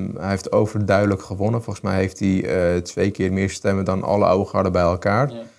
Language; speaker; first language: Dutch; early bilingual, other home language; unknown